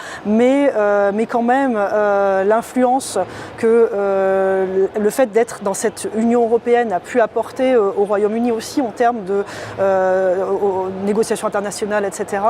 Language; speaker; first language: French; native; French